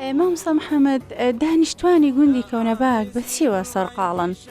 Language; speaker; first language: Central Kurdish; native; Central Kurdish